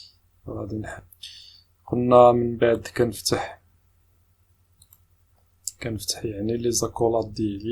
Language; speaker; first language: Arabic; native; Arabic